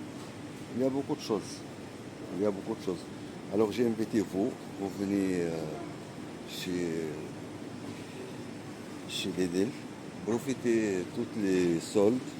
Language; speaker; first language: French; non-native, learner; Arabic